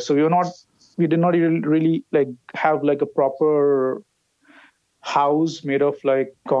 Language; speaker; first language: English; non-native, local second language; Bangla